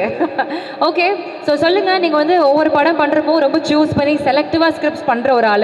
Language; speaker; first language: Tamil; native; Tamil